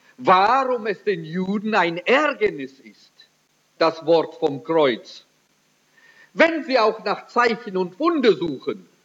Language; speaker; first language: German; early bilingual, heritage; German